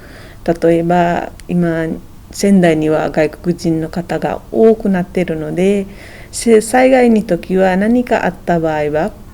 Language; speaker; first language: Japanese; non-native, fluent; Nepali